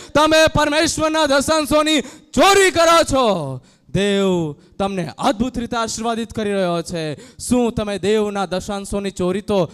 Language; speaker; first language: Gujarati; non-native, local second language; Gamit